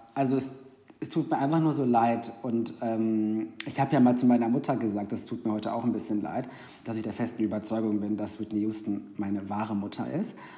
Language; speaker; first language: German; native; German